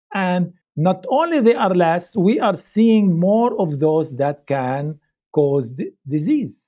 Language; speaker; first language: English; non-native, fluent; Arabic